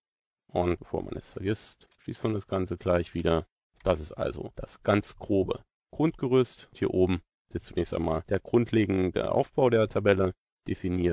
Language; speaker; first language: German; native; German